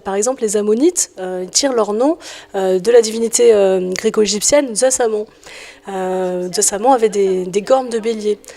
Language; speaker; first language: French; native; French